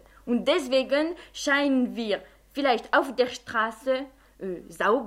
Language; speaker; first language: German; non-native, fluent; French